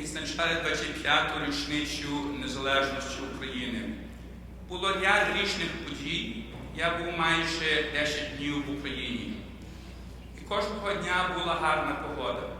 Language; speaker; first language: Ukrainian; early bilingual, heritage; Ukrainian